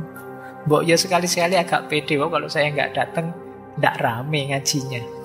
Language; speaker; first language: Indonesian; native; Indonesian